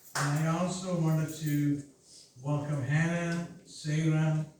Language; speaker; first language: English; non-native, local second language; Malayalam